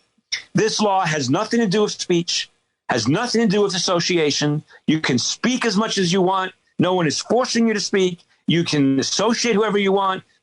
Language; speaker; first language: English; native; English